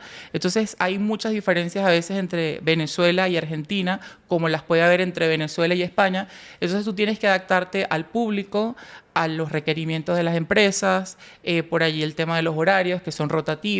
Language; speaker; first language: Spanish; native; Spanish